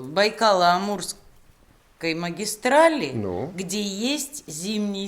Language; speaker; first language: Russian; native; Russian